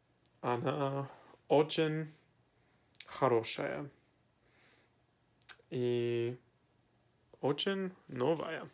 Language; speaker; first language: Russian; non-native, learner; English